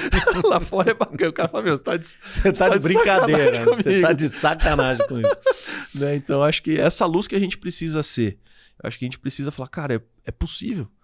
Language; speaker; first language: Portuguese; native; Portuguese